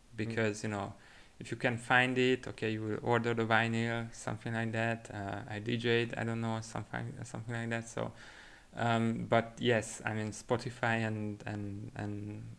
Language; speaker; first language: English; non-native, fluent; Hungarian